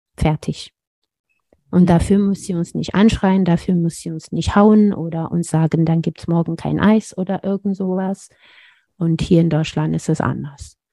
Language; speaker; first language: German; non-native, fluent; Amharic